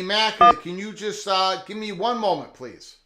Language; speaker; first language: English; native; English